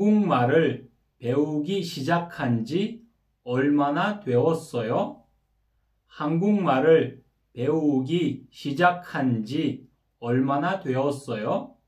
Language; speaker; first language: Korean; non-native, fluent; Kyrgyz